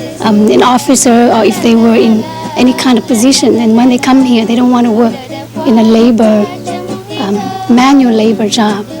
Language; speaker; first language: English; non-native, fluent; Vietnamese